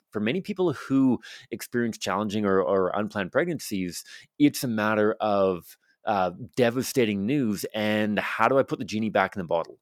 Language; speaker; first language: English; native; English